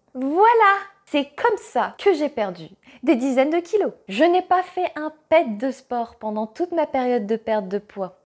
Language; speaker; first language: French; native; French